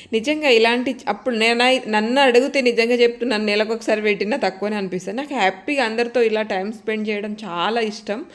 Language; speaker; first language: Telugu; non-native, local second language; Lambadi